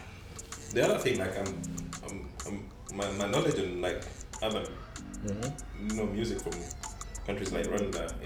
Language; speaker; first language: English; native; English